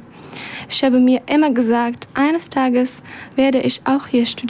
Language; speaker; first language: German; non-native, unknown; Persian